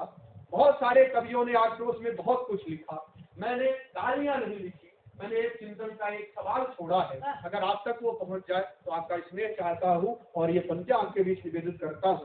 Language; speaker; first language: Hindi; native; Hindi